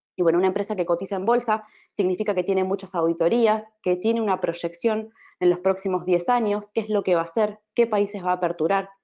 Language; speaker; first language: Spanish; native; Spanish